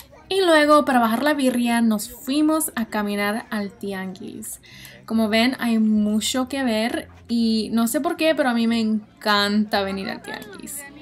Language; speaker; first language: Spanish; early bilingual, heritage; Spanish